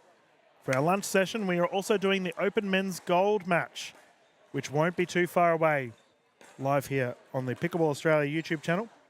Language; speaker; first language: English; native; English